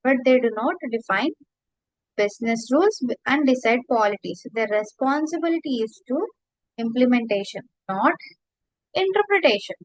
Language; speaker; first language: English; non-native, local second language; Telugu